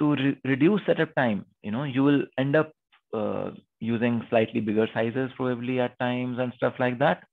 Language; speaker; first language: English; non-native, local second language; Hindi